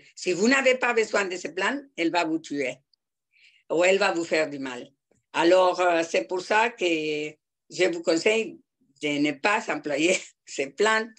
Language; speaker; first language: French; non-native, fluent; Spanish